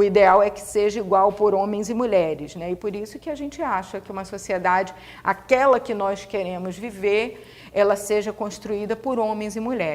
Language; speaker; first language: Portuguese; native; Portuguese